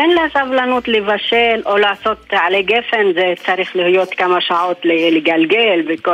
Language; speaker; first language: Hebrew; non-native, local second language; Arabic